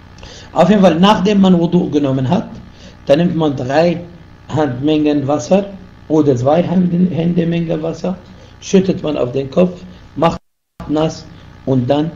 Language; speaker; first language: German; non-native, fluent; Arabic